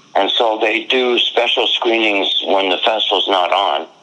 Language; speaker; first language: English; native; English